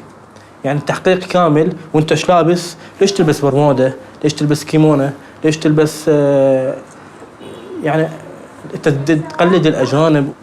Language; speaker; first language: Arabic; native; Arabic